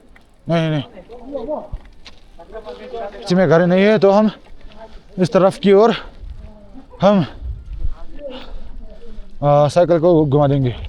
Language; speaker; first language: Hindi; non-native, local second language; Mizo